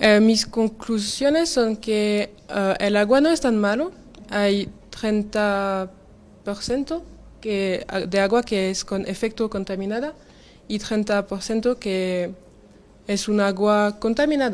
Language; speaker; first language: Spanish; non-native, learner; French